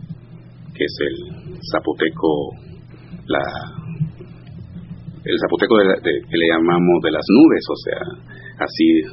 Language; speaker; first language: Spanish; non-native, local second language; Zapotec